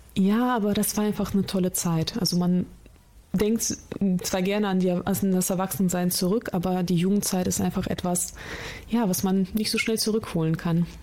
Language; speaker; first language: German; early bilingual, other home language; Russian